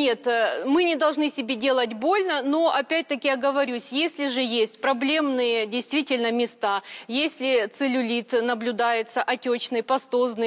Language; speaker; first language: Russian; native; Russian